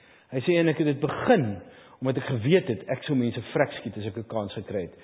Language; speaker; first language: Afrikaans; native; Afrikaans